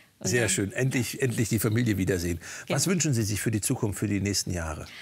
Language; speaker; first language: German; native; German